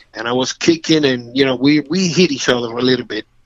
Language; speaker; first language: English; non-native, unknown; Spanish